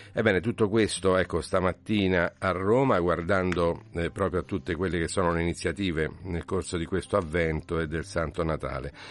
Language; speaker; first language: Italian; native; Italian